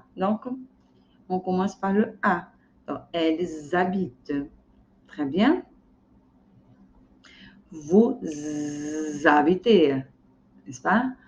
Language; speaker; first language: French; non-native, fluent; Portuguese